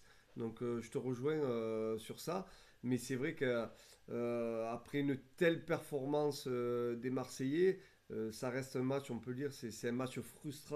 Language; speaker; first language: French; native; French